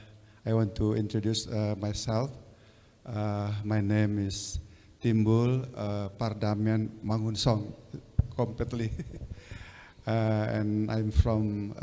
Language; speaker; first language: English; non-native, learner; Indonesian